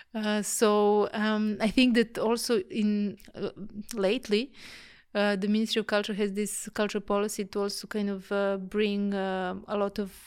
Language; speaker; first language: English; non-native, fluent; Serbian